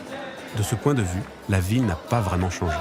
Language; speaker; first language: French; native; French